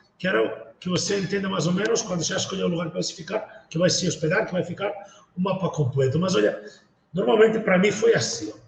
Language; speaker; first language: Portuguese; non-native, fluent; Spanish